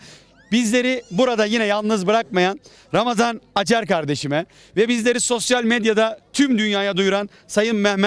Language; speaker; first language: Turkish; native; Turkish